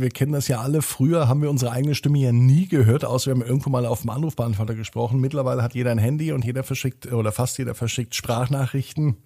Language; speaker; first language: German; native; German